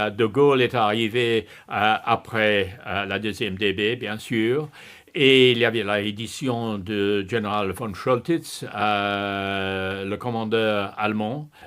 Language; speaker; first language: French; non-native, fluent; English